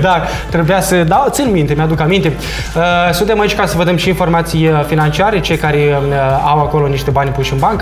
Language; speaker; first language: Romanian; native; Romanian